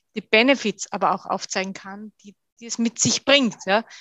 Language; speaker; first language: German; native; German